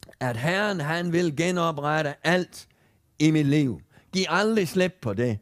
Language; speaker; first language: Danish; native; Danish